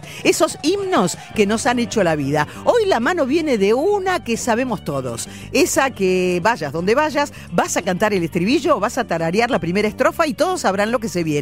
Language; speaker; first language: Spanish; native; Spanish